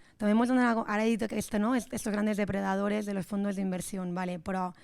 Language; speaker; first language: Spanish; non-native, local second language; Catalan